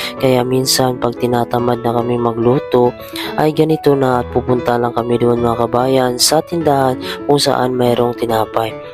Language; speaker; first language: Filipino; native; Filipino